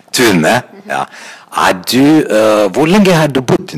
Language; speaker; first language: Norwegian; non-native, fluent; Croatian